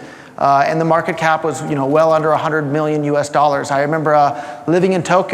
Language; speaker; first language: English; native; English